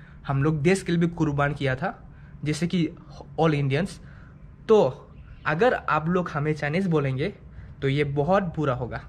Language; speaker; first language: Hindi; non-native, local second language; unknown